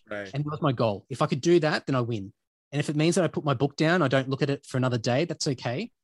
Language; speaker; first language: English; native; English